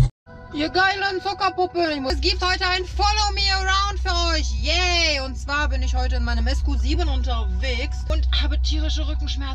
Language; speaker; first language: German; native; German